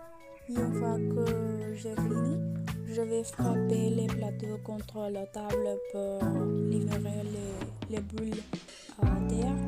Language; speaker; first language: French; non-native, learner; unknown